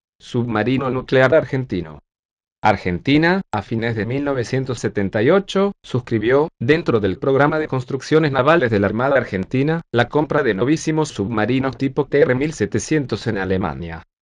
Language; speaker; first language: Spanish; native; Spanish